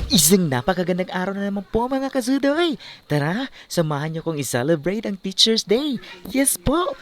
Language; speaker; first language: Filipino; non-native, local second language; Waray